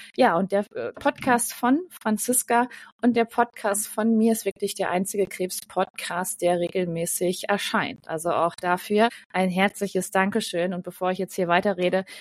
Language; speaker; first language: German; native; German